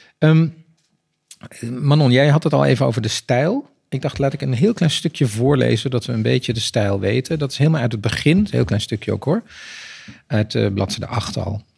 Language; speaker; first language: Dutch; native; Dutch